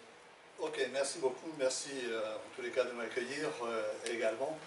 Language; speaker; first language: French; native; French